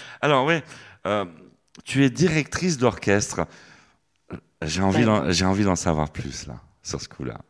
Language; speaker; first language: French; native; French